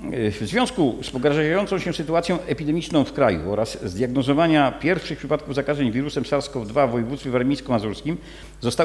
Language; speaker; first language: Polish; native; Polish